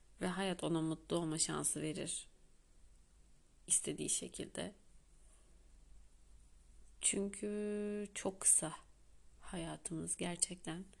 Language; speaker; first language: Turkish; native; Turkish